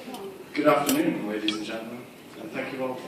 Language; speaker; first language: English; native; English